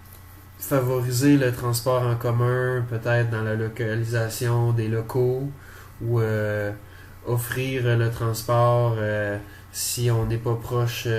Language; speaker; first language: French; native; French